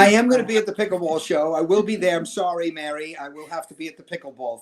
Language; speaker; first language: English; native; English